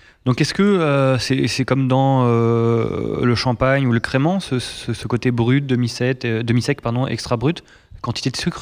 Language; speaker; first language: French; native; French